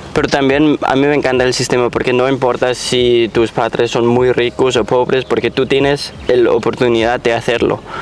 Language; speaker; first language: Spanish; non-native, fluent; Danish